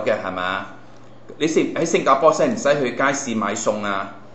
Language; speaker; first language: Cantonese; native; Cantonese